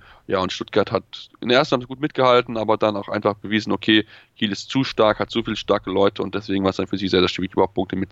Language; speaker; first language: German; native; German